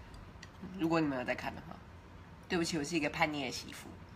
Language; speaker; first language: Chinese; native; Chinese